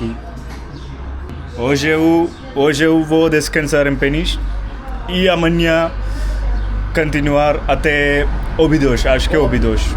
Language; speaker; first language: Portuguese; non-native, learner; Malayalam